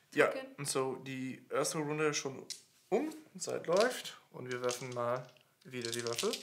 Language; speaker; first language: German; non-native, fluent; English